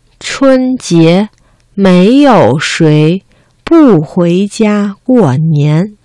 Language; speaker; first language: Chinese; non-native, fluent; Vietnamese